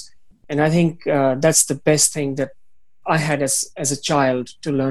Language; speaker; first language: English; non-native, local second language; Hindi